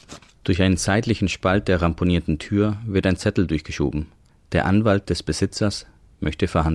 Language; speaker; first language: German; native; German